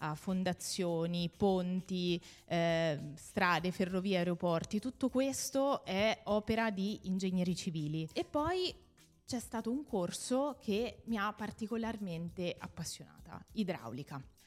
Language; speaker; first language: Italian; native; Italian